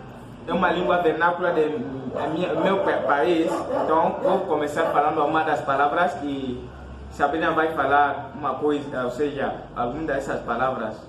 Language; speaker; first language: Portuguese; non-native, fluent; Fang